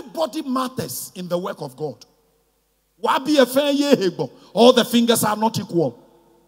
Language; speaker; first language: English; non-native, local second language; Ga